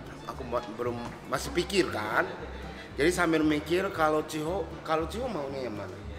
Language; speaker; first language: Indonesian; non-native, fluent; Japanese